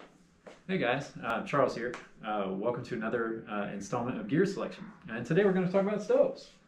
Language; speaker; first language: English; native; English